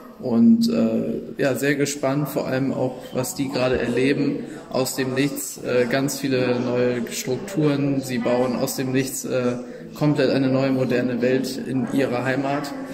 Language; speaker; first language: German; native; German